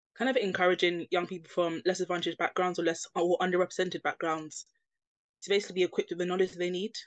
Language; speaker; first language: English; native; English